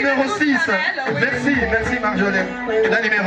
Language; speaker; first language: French; non-native, local second language; Rundi